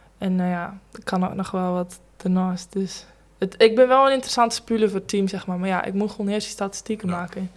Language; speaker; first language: Dutch; native; Dutch